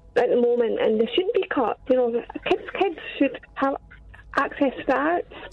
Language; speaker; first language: English; native; English